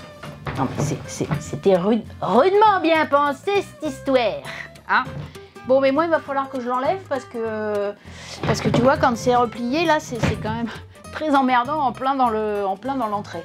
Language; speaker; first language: French; native; French